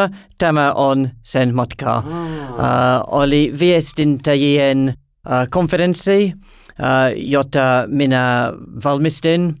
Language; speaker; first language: Finnish; non-native, learner; English